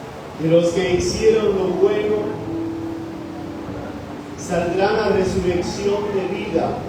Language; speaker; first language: Spanish; native; Spanish